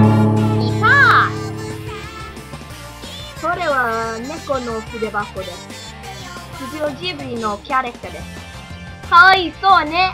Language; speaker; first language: Japanese; non-native, learner; English